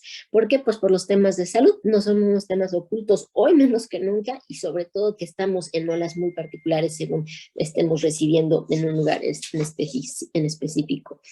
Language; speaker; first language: Spanish; native; Spanish